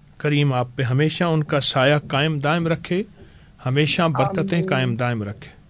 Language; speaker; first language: Urdu; native; Urdu